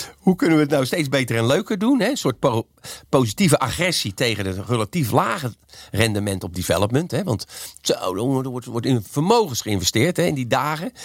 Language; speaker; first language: Dutch; native; Dutch